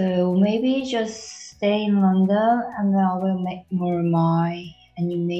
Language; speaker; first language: English; non-native, learner; Korean